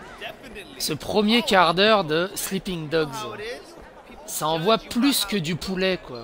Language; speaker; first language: French; native; French